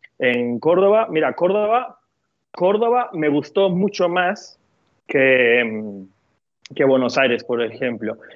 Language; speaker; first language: Spanish; non-native, fluent; Turkish